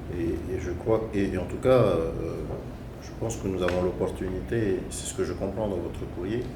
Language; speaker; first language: French; native; French